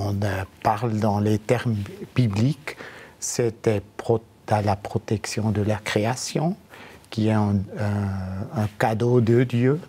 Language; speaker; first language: French; non-native, fluent; German